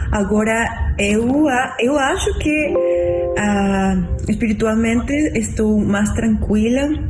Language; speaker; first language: Portuguese; non-native, learner; Spanish